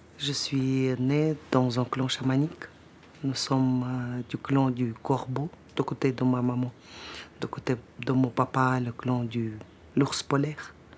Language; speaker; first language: French; non-native, fluent; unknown